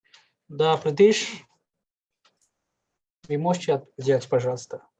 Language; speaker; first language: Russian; non-native, fluent; Hindi